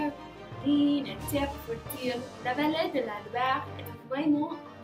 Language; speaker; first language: French; non-native, learner; English